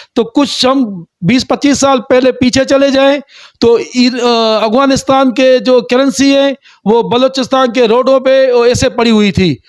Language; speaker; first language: Urdu; non-native, local second language; Sindhi